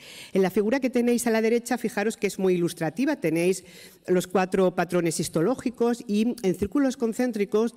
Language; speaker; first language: Spanish; native; Spanish